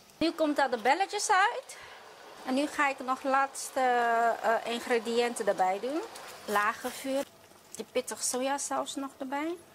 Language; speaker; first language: Dutch; non-native, fluent; Chinese